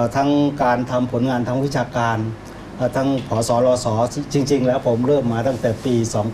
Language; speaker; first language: Thai; native; Thai